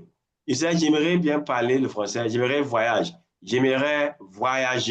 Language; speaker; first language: French; non-native, fluent; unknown